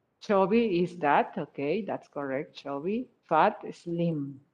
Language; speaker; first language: English; non-native, fluent; Spanish